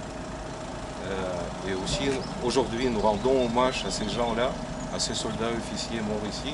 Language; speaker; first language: French; non-native, fluent; Russian